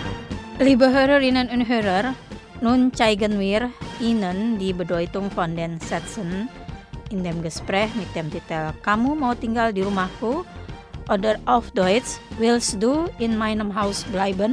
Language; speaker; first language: German; non-native, fluent; Indonesian